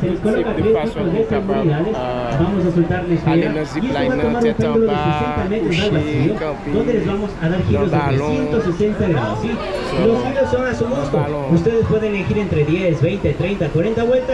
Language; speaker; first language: Spanish; native; Spanish